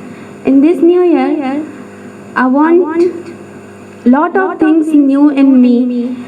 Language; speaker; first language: English; non-native, learner; Hindi